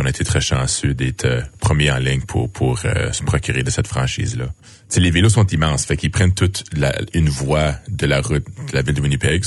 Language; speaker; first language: French; native; French